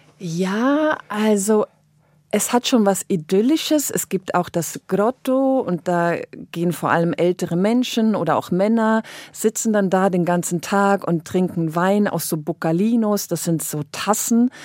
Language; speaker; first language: German; native; German